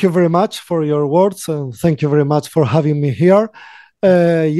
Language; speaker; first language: English; non-native, fluent; Spanish